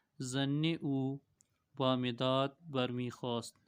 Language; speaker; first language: Persian; non-native, fluent; Urdu